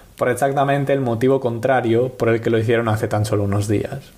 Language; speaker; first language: Spanish; native; Spanish